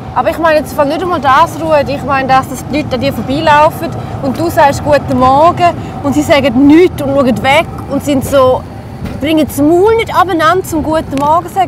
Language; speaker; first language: German; native; German